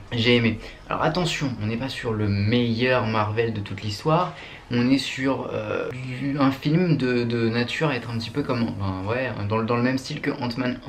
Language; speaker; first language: French; native; French